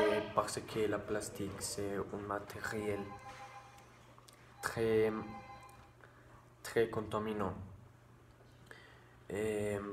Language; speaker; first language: French; non-native, learner; Spanish